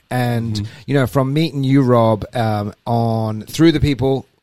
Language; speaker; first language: English; native; English